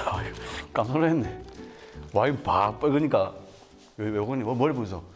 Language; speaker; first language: Korean; native; Korean